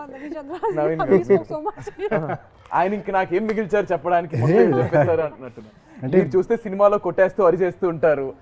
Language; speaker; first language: Telugu; native; Telugu